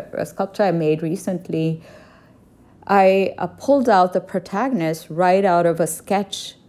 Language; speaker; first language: English; non-native, local second language; Urdu